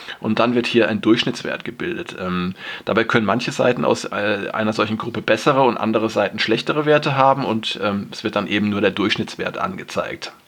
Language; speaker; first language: German; native; German